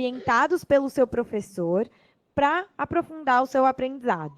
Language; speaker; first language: Portuguese; native; Portuguese